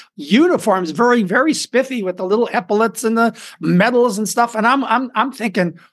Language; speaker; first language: English; native; English